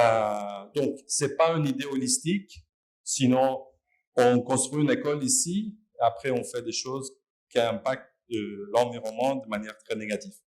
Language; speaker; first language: French; non-native, fluent; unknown